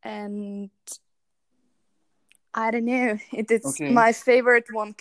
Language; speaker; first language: English; non-native, learner; Czech